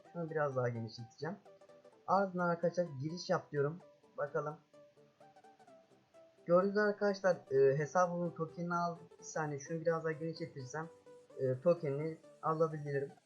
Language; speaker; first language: Turkish; native; Turkish